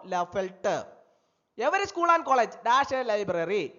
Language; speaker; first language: English; non-native, local second language; Malayalam